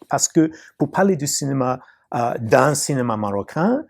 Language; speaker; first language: French; non-native, fluent; English